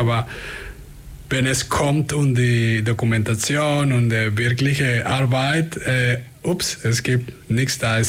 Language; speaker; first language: German; non-native, fluent; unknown